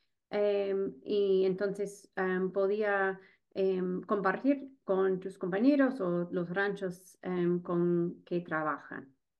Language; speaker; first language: Spanish; non-native, fluent; English